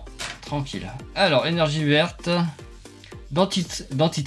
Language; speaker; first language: French; native; French